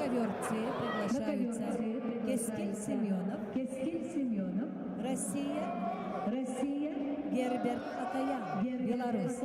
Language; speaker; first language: Russian; native; Russian